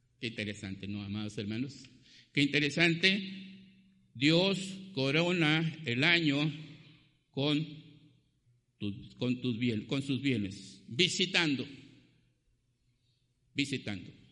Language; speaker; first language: Spanish; native; Spanish